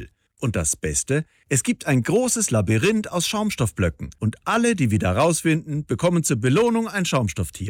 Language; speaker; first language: German; native; German